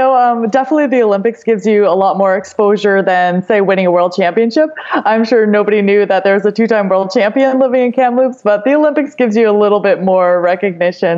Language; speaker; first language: English; native; English